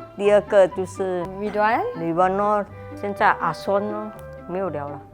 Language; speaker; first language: Chinese; native; Chinese